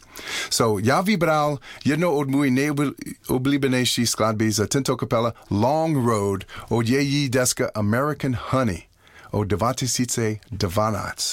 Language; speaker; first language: Czech; non-native, learner; English